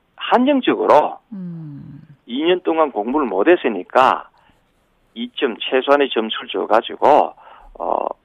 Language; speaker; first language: Korean; native; Korean